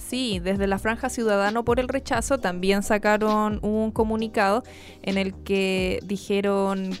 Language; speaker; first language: Spanish; native; Spanish